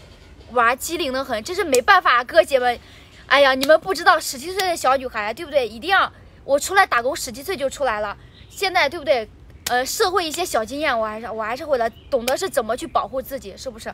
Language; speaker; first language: Chinese; native; Chinese